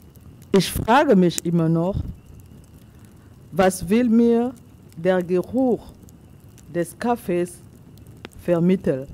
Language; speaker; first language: German; non-native, fluent; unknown